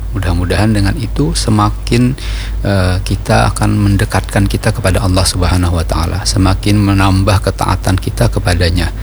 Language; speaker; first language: Malay; non-native, local second language; Banjar